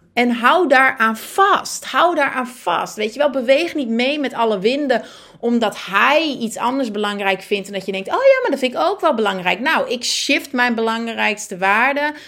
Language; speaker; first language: Dutch; native; Dutch